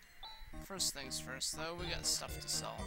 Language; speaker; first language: English; native; English